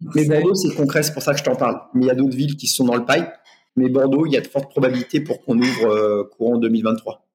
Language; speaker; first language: French; native; French